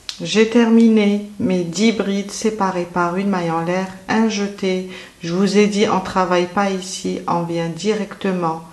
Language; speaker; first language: French; native; French